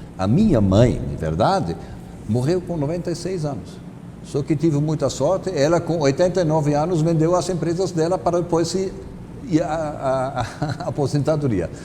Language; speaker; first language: Portuguese; non-native, fluent; German